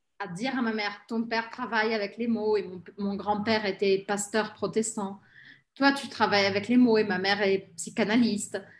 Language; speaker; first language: French; early bilingual, heritage; Portuguese